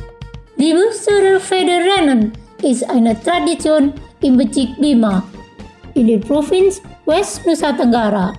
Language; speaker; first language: German; non-native, fluent; Indonesian